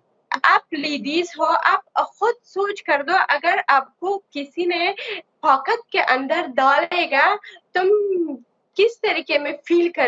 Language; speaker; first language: Hindi; non-native, learner; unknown